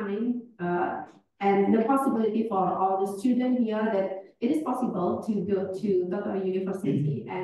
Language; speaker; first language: English; non-native, fluent; Indonesian